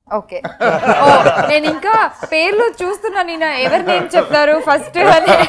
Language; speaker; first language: Telugu; native; Telugu